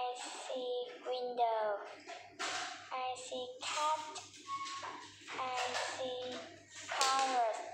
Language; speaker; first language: English; non-native, learner; Vietnamese